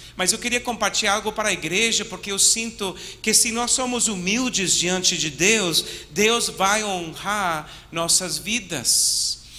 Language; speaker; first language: Portuguese; non-native, fluent; English